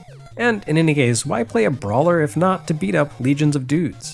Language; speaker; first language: English; native; English